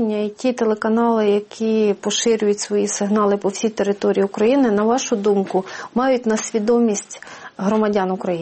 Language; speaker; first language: Ukrainian; native; Ukrainian